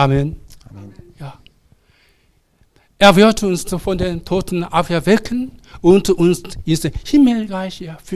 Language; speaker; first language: German; non-native, learner; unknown